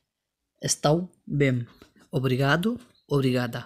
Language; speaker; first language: Portuguese; non-native, learner; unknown